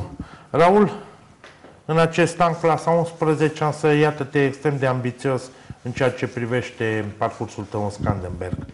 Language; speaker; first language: Romanian; native; Romanian